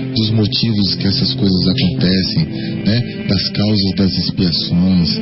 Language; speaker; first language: Portuguese; native; Portuguese